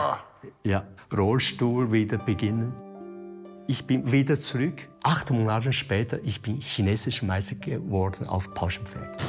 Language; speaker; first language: German; non-native, learner; Chinese